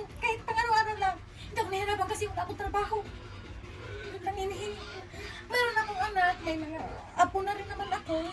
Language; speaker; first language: Filipino; non-native, local second language; Cebuano